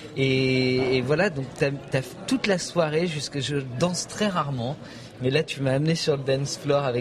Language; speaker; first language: French; native; French